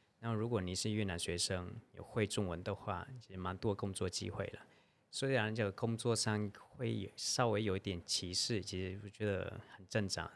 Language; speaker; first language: Chinese; non-native, fluent; Vietnamese